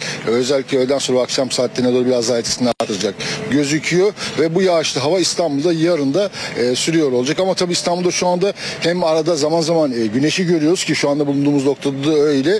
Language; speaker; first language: Turkish; native; Turkish